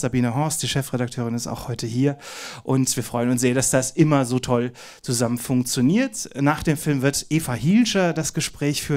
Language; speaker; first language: German; native; German